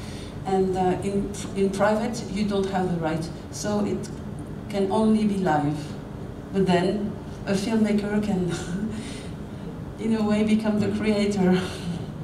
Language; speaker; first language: English; non-native, fluent; Romanian